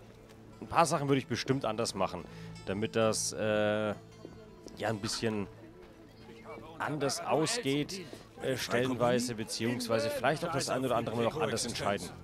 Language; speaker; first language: German; native; German